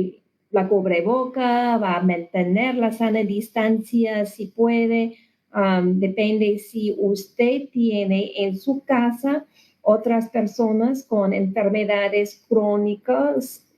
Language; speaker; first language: Spanish; non-native, learner; English